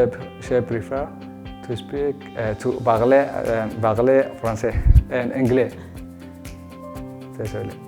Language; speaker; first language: French; non-native, learner; Somali